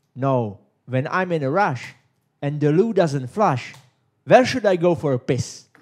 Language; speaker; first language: English; non-native, fluent; Czech